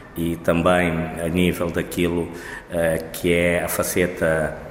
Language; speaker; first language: Portuguese; non-native, local second language; Kabuverdianu